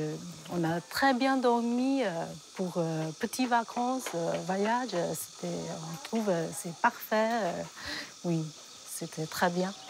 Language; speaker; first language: French; non-native, learner; Chinese